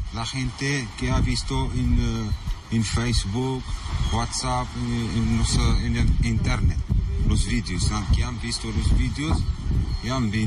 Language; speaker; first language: Spanish; non-native, learner; Arabic